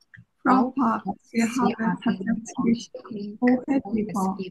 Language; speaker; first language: German; non-native, learner; Korean